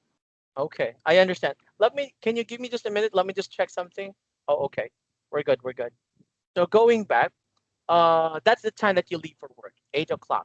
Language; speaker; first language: English; non-native, local second language; Filipino